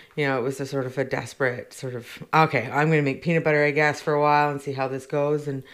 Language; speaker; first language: English; native; English